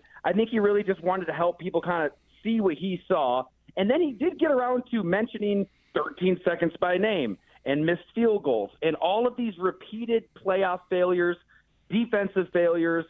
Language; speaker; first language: English; native; English